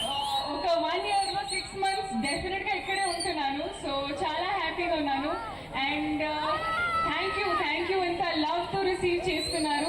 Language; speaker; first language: Telugu; non-native, fluent; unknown